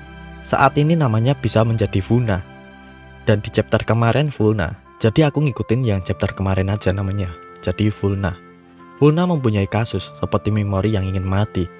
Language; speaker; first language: Indonesian; native; Indonesian